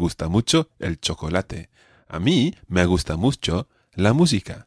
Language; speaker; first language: Spanish; non-native, fluent; English